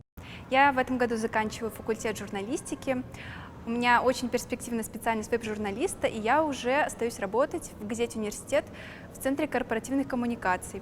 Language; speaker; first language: Russian; native; Russian